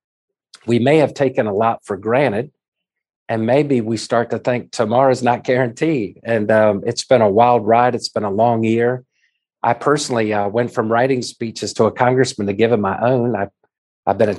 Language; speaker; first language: English; native; English